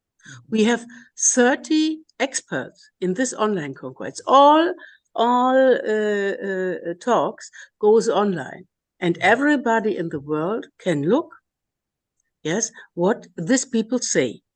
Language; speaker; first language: English; non-native, learner; German